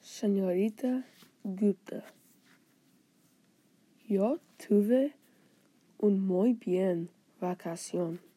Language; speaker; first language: Spanish; non-native, learner; English